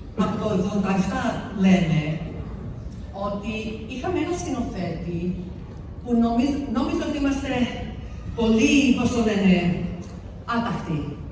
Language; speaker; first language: Greek; early bilingual, heritage; Greek